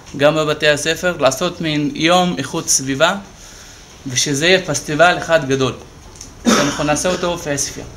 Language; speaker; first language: Hebrew; non-native, local second language; Arabic